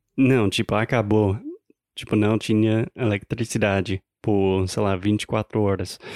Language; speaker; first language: Portuguese; non-native, fluent; English